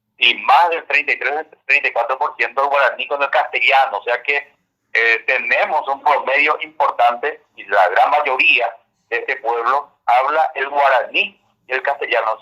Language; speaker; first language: Spanish; native; Spanish